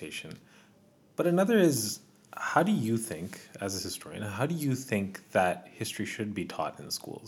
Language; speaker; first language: English; native; English